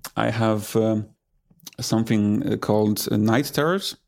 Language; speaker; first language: English; non-native, fluent; Polish